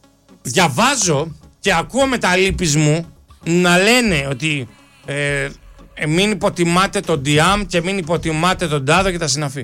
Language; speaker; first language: Greek; native; Greek